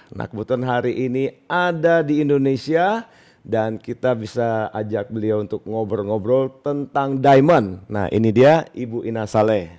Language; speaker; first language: Indonesian; native; Indonesian